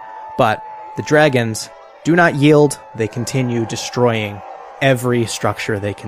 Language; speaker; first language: English; native; English